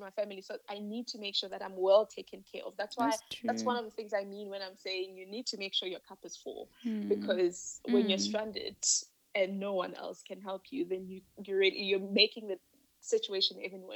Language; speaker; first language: English; non-native, local second language; Northern Sotho